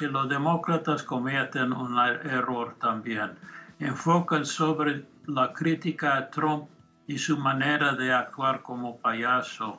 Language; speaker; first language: Spanish; non-native, fluent; English